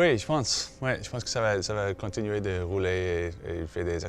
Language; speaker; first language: French; non-native, fluent; English